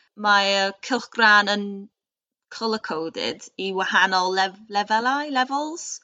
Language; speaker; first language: Welsh; non-native, learner; English